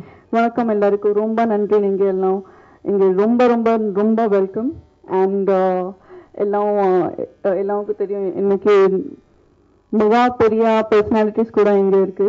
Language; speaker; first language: Tamil; non-native, learner; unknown